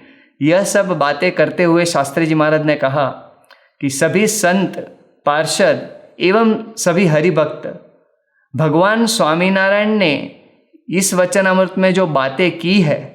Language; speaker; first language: Hindi; native; Hindi